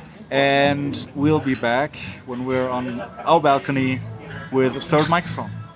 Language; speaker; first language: English; non-native, fluent; German